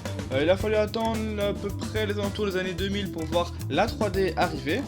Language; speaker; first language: French; native; French